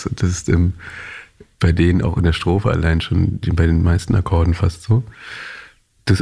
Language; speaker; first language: German; native; German